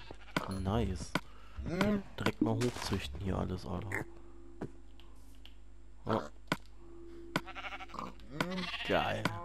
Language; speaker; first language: German; native; German